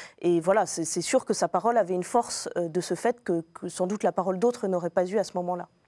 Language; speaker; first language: French; native; French